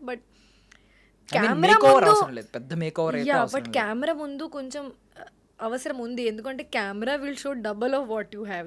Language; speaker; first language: Telugu; non-native, learner; Hindi